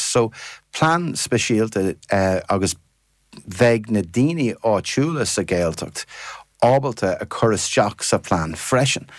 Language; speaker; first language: Irish; non-native, fluent; English